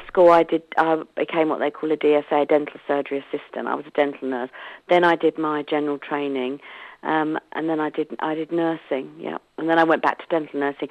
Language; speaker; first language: English; native; English